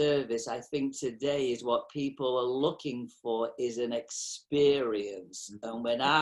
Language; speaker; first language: English; native; English